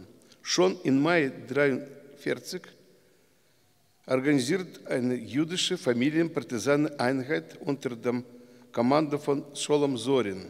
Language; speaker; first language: German; non-native, learner; Russian